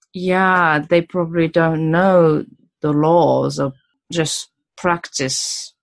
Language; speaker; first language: English; non-native, fluent; Japanese